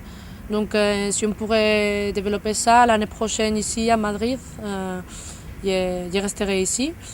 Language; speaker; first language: French; non-native, fluent; Spanish